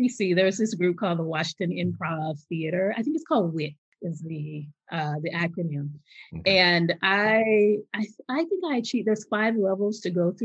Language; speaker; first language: English; native; English